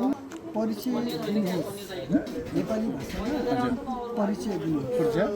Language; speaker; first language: Nepali; non-native, learner; Japanese